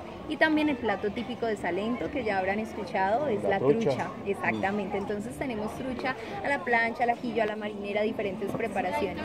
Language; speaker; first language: Spanish; native; Spanish